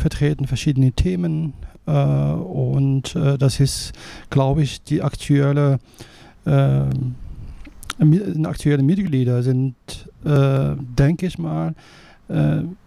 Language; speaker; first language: German; non-native, fluent; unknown